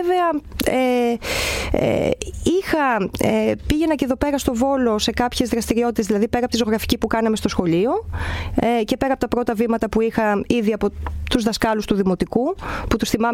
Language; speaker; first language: Greek; native; Greek